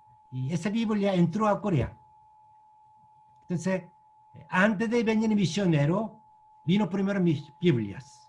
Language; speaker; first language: Spanish; non-native, learner; Korean